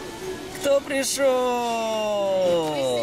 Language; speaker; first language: Russian; native; Russian